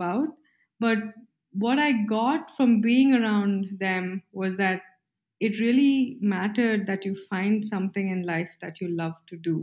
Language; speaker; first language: English; non-native, local second language; Kannada